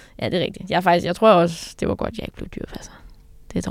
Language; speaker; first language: Danish; native; Danish